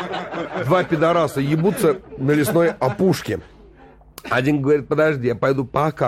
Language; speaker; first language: Russian; native; Russian